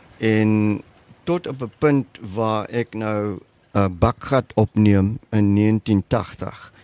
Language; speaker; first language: Afrikaans; non-native, local second language; English